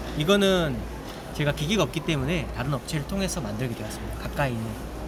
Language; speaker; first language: Korean; native; Korean